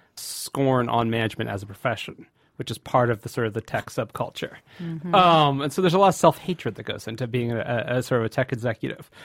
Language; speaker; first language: English; native; English